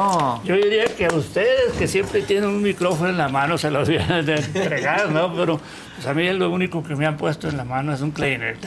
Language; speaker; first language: Spanish; native; Spanish